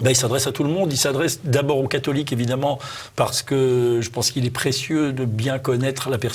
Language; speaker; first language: French; native; French